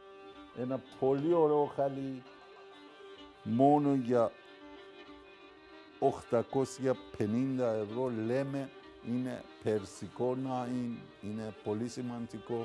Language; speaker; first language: Greek; non-native, learner; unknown